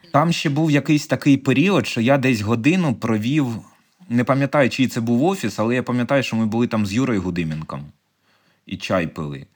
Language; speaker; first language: Ukrainian; native; Ukrainian